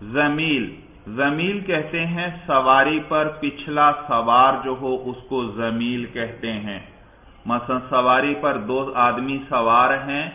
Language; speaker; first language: Urdu; native; Urdu